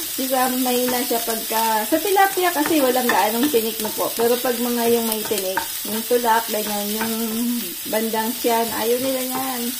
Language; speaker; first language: Filipino; native; Filipino